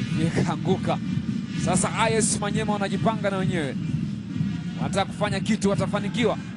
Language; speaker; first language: Swahili; non-native, local second language; Kinyarwanda